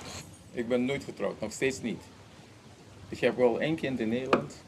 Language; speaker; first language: Dutch; non-native, local second language; Papiamento